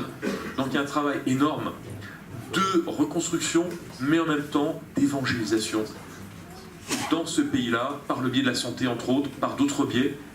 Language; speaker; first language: French; native; French